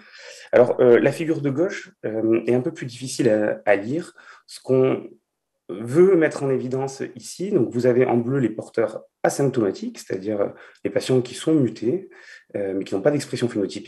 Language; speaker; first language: French; native; French